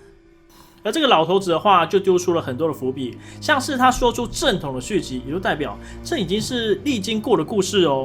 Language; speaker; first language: Chinese; native; Chinese